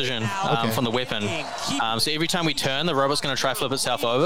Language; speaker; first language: English; native; English